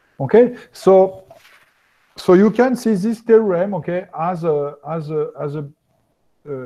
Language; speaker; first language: English; non-native, fluent; French